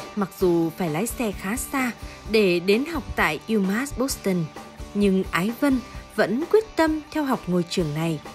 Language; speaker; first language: Vietnamese; native; Vietnamese